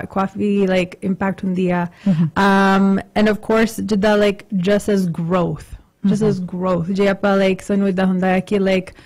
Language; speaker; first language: Punjabi; early bilingual, heritage; Punjabi